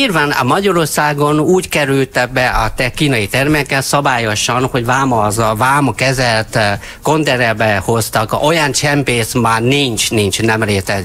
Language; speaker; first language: Hungarian; non-native, learner; Chinese